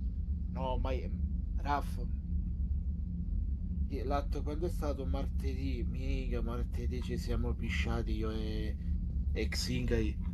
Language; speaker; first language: Italian; native; Italian